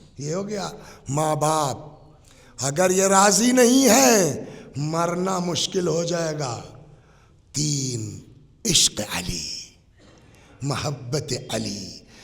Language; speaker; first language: Urdu; native; Urdu